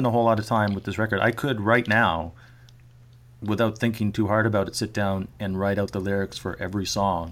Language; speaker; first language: English; native; English